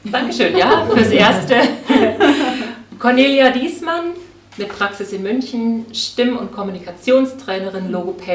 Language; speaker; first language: German; native; German